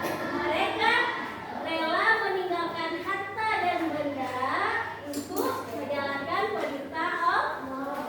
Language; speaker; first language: Indonesian; native; Indonesian